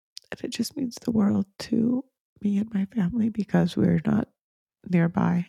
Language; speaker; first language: English; early bilingual, other home language; Spanish